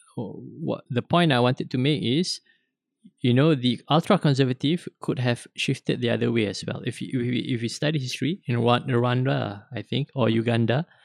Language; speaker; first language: English; non-native, local second language; Malay